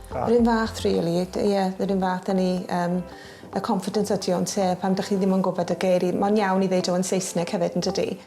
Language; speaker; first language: Welsh; native; Welsh